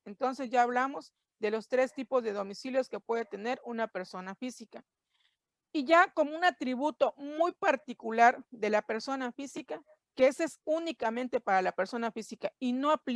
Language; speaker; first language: Spanish; native; Spanish